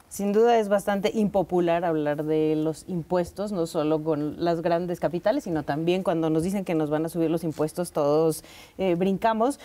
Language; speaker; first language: Spanish; native; Spanish